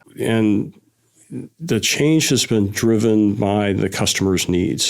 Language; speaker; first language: English; native; English